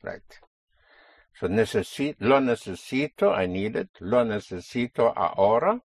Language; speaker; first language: Spanish; non-native, fluent; English